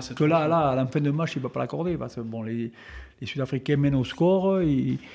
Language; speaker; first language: French; native; French